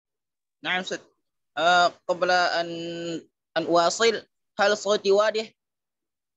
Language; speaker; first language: Arabic; non-native, learner; Indonesian